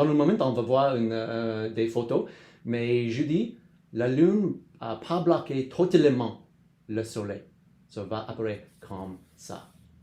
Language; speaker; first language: French; non-native, learner; English